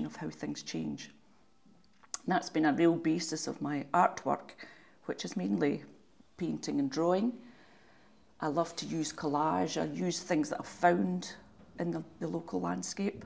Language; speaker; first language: English; native; English